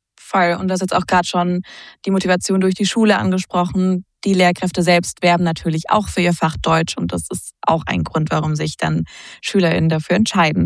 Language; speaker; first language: German; native; German